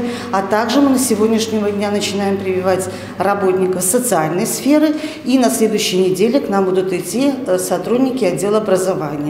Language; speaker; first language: Russian; native; Russian